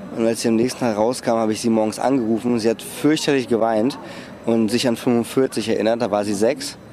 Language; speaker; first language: German; early bilingual, other home language; Russian